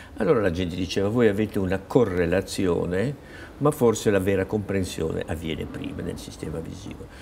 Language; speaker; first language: Italian; native; Italian